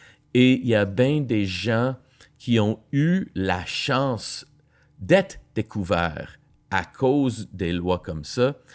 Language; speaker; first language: French; non-native, local second language; English